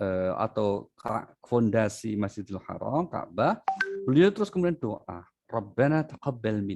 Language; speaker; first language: Indonesian; native; Indonesian